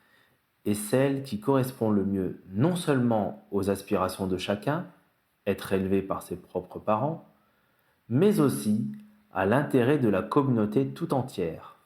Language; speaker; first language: French; native; French